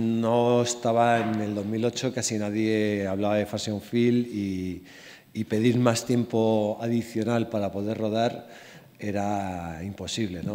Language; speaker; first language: Spanish; native; Spanish